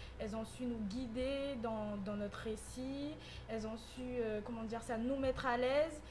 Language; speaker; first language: French; native; French